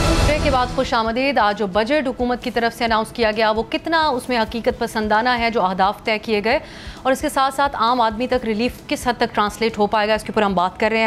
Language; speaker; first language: Urdu; native; Urdu